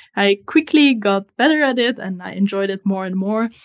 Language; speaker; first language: English; non-native, fluent; Italian